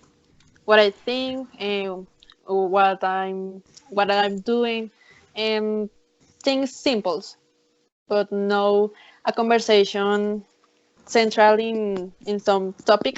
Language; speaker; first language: English; non-native, learner; Spanish